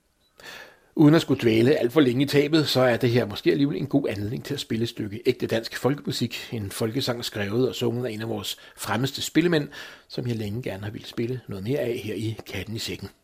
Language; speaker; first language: Danish; native; Danish